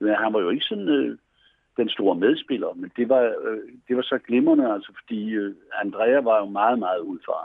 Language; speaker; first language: Danish; native; Danish